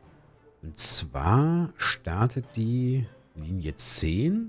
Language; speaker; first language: German; native; German